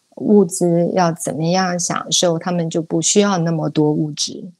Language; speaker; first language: Chinese; native; Chinese